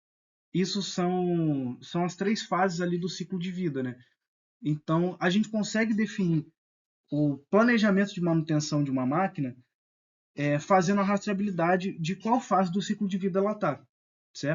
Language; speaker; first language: Portuguese; native; Portuguese